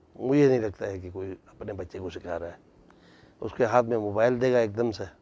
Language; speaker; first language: Urdu; non-native, local second language; Shina